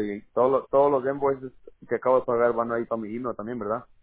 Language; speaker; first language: Spanish; early bilingual, heritage; Spanish